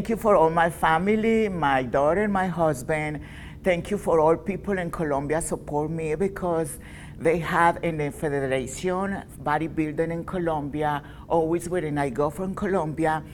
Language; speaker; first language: English; non-native, learner; Spanish